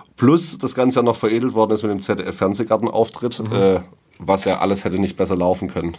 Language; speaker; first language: German; native; German